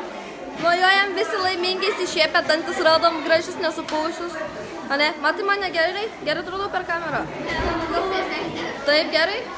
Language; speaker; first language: Lithuanian; native; Lithuanian